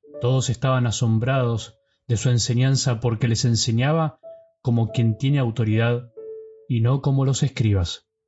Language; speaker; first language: Spanish; native; Spanish